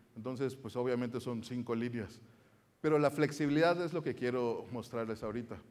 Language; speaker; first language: Spanish; native; Spanish